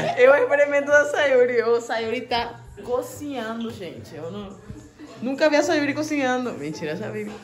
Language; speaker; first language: Portuguese; non-native, fluent; Spanish